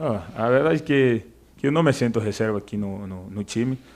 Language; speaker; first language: Portuguese; non-native, fluent; Spanish